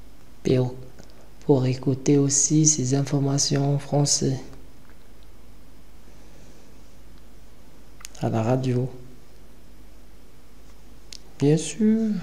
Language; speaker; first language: French; non-native, local second language; Arabic